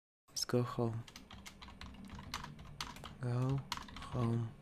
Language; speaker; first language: English; non-native, learner; Russian